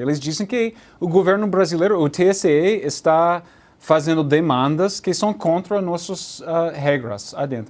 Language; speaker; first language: Portuguese; non-native, learner; English